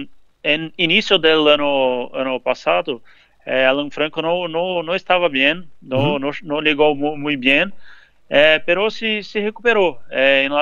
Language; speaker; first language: Spanish; non-native, learner; Portuguese